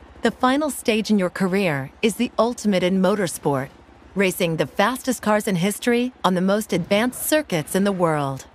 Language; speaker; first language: English; native; English